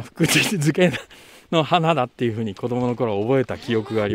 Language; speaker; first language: Japanese; native; Japanese